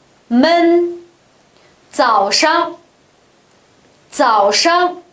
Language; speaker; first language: Chinese; non-native, local second language; Uyghur